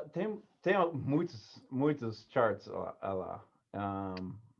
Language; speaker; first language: Portuguese; non-native, learner; English